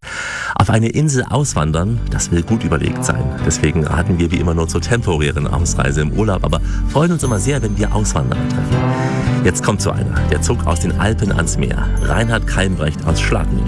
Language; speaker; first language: German; native; German